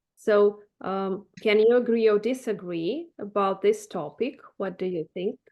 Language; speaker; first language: English; non-native, fluent; Russian